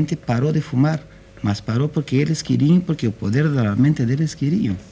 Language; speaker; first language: Spanish; non-native, learner; Portuguese